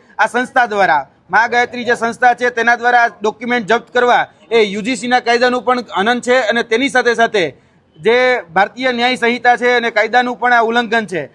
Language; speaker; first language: Gujarati; native; Gujarati